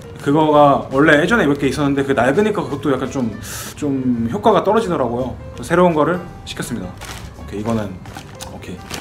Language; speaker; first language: Korean; native; Korean